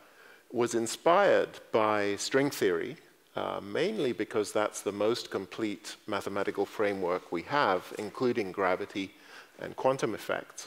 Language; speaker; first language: English; native; English